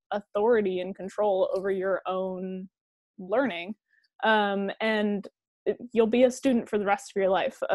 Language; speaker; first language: English; native; English